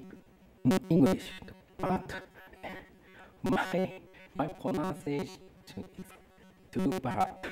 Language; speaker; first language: English; non-native, learner; Japanese